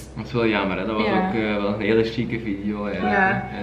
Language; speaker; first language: Dutch; native; Dutch